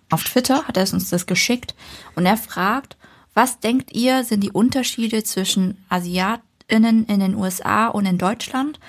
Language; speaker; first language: German; early bilingual, other home language; Vietnamese